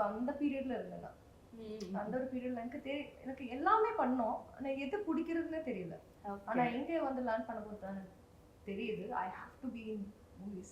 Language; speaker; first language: Tamil; non-native, fluent; Malayalam